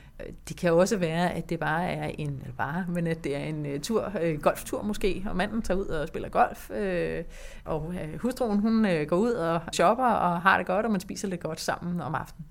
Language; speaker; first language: Danish; native; Danish